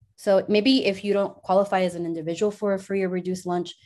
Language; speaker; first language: English; early bilingual, other home language; Spanish